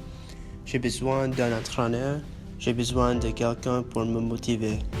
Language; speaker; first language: French; non-native, learner; English